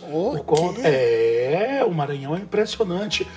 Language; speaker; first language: Portuguese; native; Portuguese